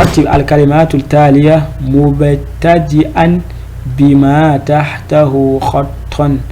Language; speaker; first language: Arabic; non-native, fluent; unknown